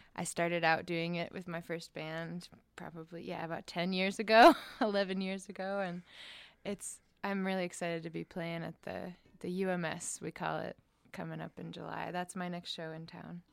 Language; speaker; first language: English; native; English